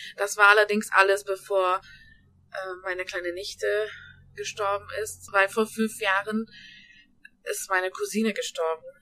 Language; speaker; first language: German; early bilingual, other home language; Hungarian